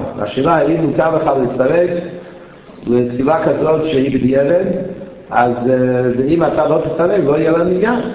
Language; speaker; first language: Hebrew; non-native, fluent; English